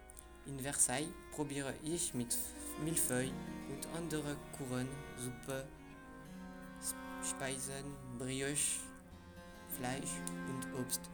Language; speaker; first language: German; non-native, learner; French